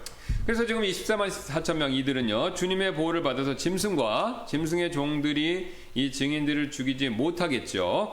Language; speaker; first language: Korean; native; Korean